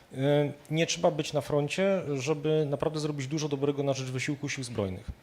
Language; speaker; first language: Polish; native; Polish